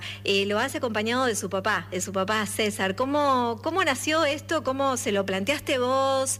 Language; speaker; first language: Spanish; native; Spanish